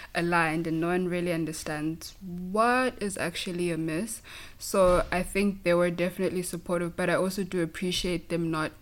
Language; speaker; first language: English; non-native, local second language; Zulu